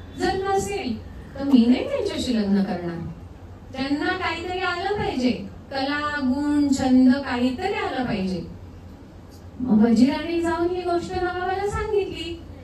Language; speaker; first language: Marathi; native; Marathi